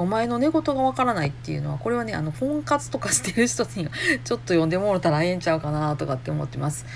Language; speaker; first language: Japanese; native; Japanese